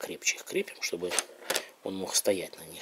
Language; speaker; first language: Russian; native; Russian